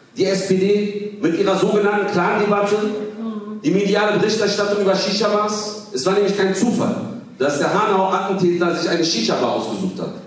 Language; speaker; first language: German; early bilingual, other home language; Kurdish